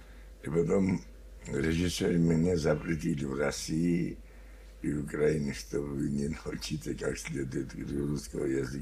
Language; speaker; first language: Russian; non-native, learner; Georgian